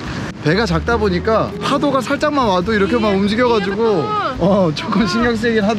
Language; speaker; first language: Korean; native; Korean